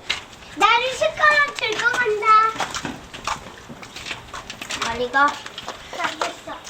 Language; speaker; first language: Korean; early bilingual, heritage; Korean